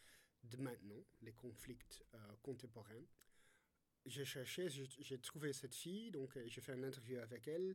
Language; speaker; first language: French; non-native, fluent; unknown